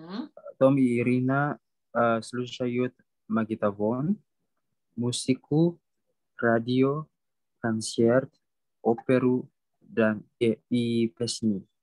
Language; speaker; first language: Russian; non-native, learner; Indonesian